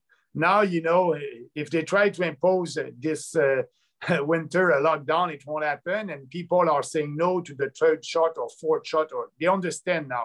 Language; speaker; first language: English; non-native, local second language; French